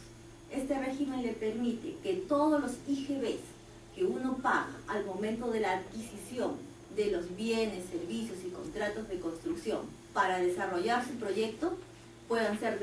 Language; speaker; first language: Spanish; native; Spanish